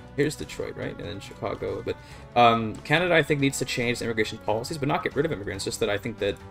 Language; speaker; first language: English; native; English